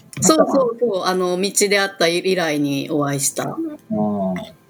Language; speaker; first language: Japanese; native; Japanese